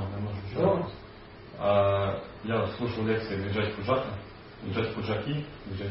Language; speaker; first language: Russian; native; Russian